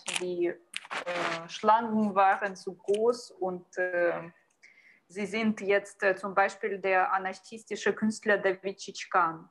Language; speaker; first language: German; non-native, fluent; Ukrainian